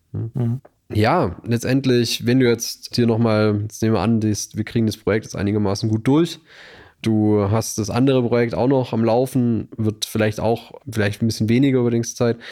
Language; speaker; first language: German; native; German